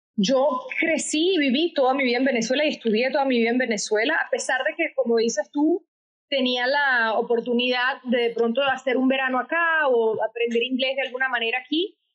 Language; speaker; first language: Spanish; native; Spanish